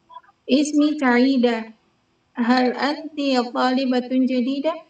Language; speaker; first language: Arabic; non-native, learner; Indonesian